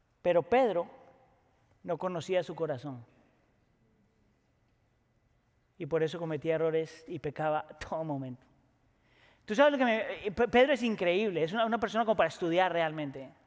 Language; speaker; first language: Spanish; native; Spanish